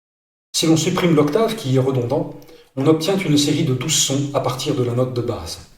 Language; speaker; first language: French; native; French